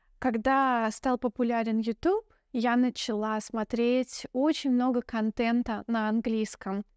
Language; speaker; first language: Russian; native; Russian